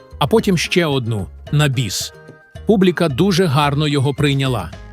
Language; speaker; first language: Ukrainian; native; Ukrainian